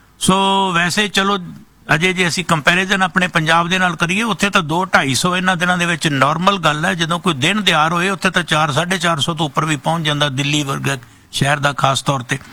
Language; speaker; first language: Punjabi; native; Punjabi